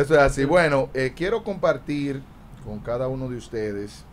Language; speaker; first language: Spanish; native; Spanish